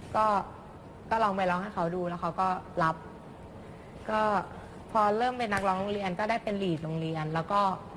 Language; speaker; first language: Thai; native; Thai